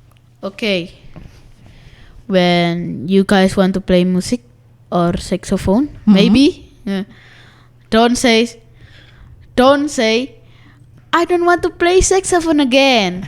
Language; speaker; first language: English; non-native, learner; Indonesian